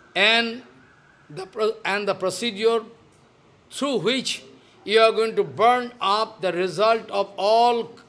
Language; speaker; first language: English; non-native, local second language; Bangla